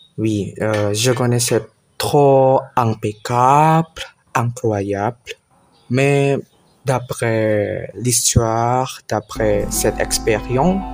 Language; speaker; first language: French; non-native, learner; Indonesian